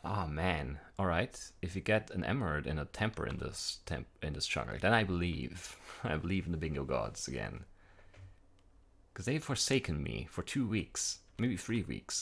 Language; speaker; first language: English; native; English